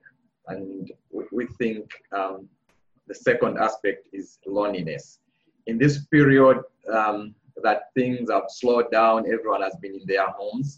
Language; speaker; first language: English; non-native, local second language; Bemba